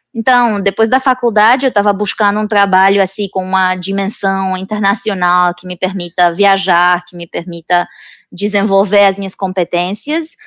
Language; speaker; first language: Portuguese; non-native, fluent; Romanian